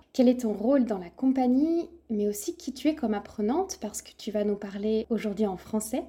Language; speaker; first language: French; native; French